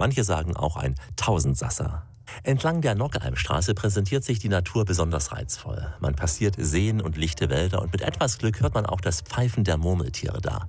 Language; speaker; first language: German; native; German